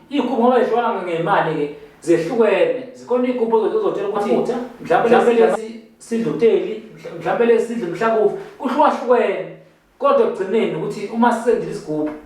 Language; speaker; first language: Zulu; native; Zulu